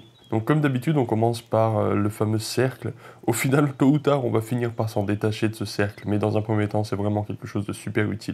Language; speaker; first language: French; native; French